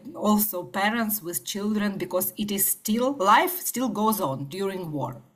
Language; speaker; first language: English; non-native, fluent; Ukrainian